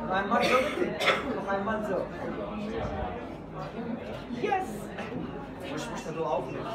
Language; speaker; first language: German; non-native, learner; Arabic